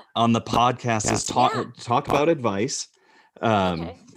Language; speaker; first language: English; native; English